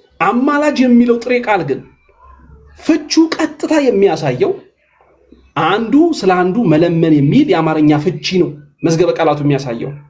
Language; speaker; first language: Amharic; native; Amharic